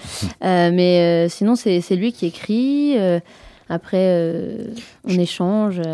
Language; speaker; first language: French; native; French